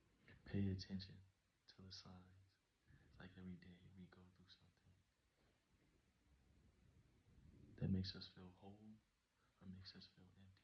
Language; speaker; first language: English; native; English